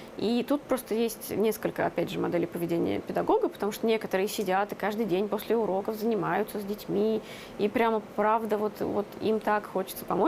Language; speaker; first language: Russian; native; Russian